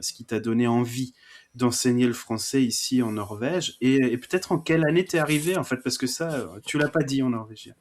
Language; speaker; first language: French; native; French